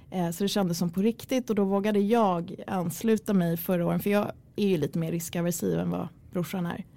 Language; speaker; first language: Swedish; early bilingual, other home language; Kurdish